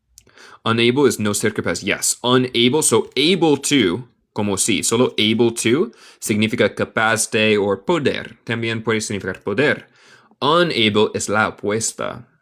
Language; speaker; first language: Spanish; non-native, learner; English